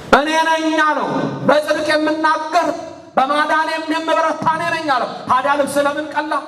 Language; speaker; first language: Amharic; native; Amharic